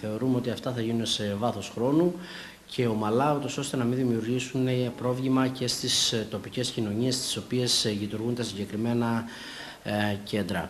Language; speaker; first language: Greek; native; Greek